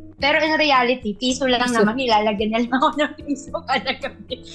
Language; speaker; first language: Filipino; non-native, local second language; Bikol